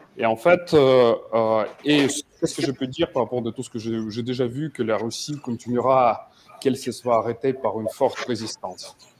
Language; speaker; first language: French; non-native, fluent; Russian